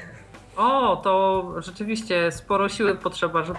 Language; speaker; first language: Polish; native; Polish